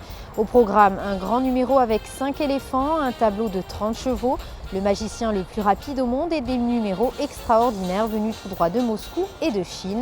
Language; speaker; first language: French; native; French